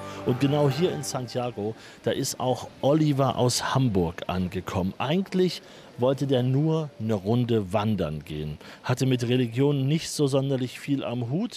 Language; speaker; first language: German; native; German